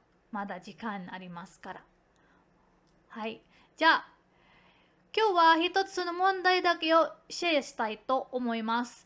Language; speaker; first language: Japanese; non-native, fluent; Filipino